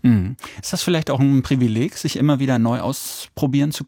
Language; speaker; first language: German; native; German